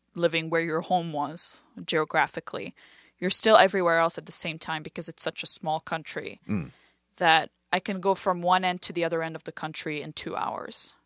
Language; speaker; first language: English; non-native, fluent; French